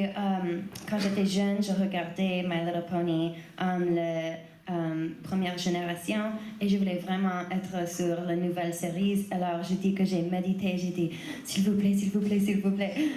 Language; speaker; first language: French; non-native, learner; English